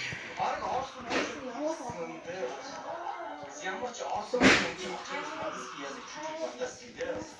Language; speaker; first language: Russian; non-native, learner; Mongolian